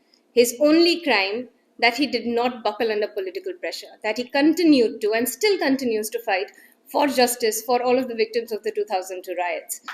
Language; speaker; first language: English; non-native, local second language; Gujarati